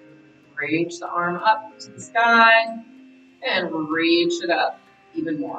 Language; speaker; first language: English; native; English